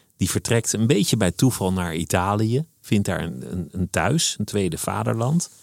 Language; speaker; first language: Dutch; native; Dutch